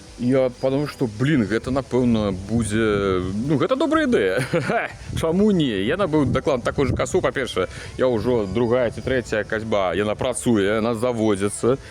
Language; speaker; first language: Belarusian; native; Belarusian